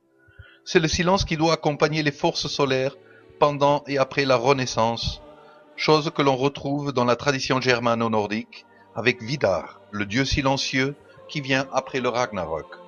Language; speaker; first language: French; native; French